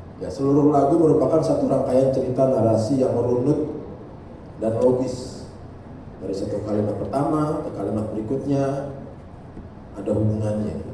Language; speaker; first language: Indonesian; native; Indonesian